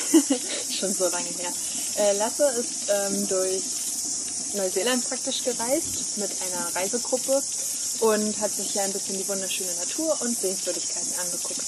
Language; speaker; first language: German; native; German